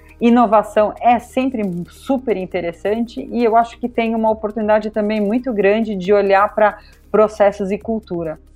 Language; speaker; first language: Portuguese; native; Portuguese